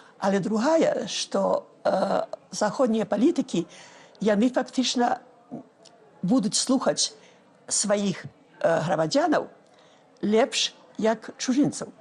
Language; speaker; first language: Belarusian; early bilingual, heritage; Belarusian